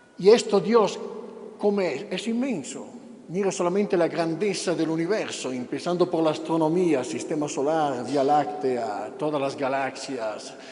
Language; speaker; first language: Spanish; non-native, fluent; Italian